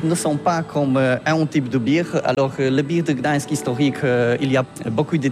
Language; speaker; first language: French; non-native, learner; Polish